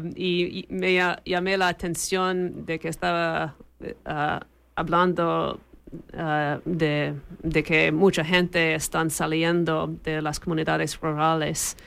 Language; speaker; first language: Spanish; non-native, fluent; English